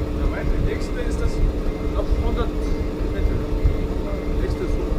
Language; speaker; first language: German; non-native, learner; Mongolian